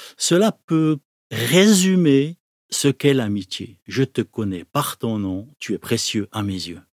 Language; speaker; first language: French; native; French